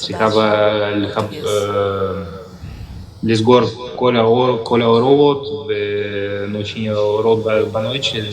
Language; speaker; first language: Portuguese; non-native, fluent; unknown